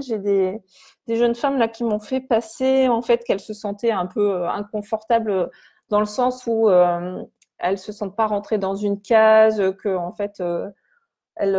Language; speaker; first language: French; native; French